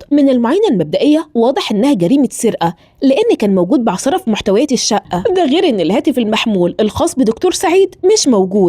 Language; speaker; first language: Arabic; native; Arabic